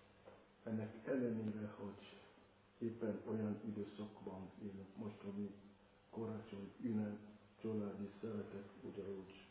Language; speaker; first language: Hungarian; non-native, fluent; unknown